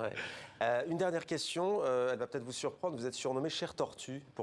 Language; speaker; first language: French; native; French